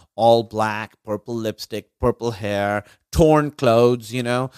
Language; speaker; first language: English; non-native, local second language; Urdu